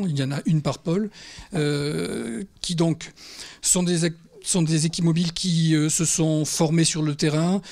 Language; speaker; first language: French; native; French